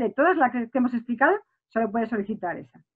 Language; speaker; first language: Spanish; native; Spanish